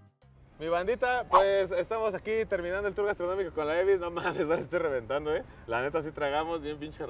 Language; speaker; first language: Spanish; native; Spanish